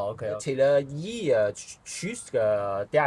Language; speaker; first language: Danish; non-native, learner; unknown